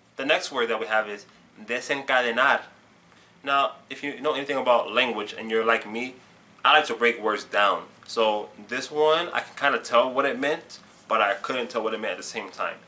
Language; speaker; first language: English; native; English